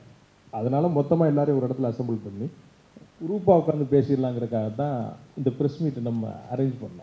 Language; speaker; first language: Tamil; native; Tamil